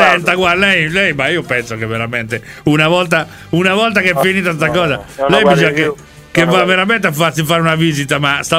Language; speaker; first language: Italian; native; Italian